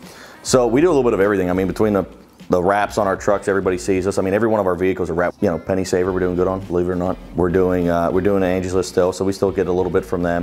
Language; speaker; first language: English; native; English